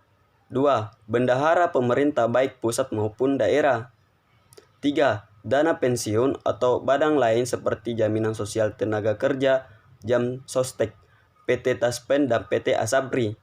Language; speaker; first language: Indonesian; native; Indonesian